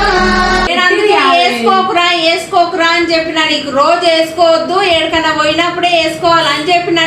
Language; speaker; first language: Telugu; native; Telugu